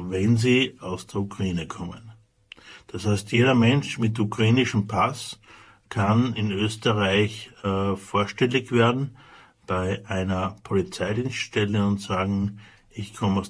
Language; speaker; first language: German; native; German